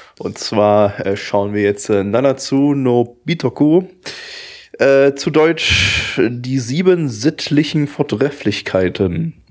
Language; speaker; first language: German; early bilingual, other home language; Russian